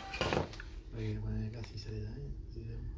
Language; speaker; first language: Spanish; native; Spanish